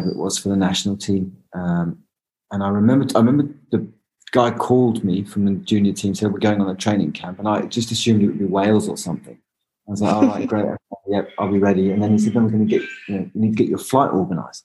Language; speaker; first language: English; native; English